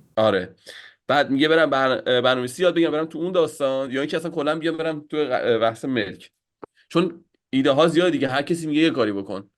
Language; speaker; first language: Persian; native; Persian